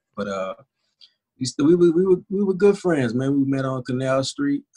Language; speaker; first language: English; native; English